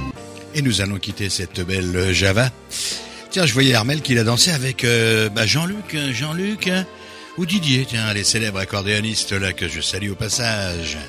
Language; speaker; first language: French; native; French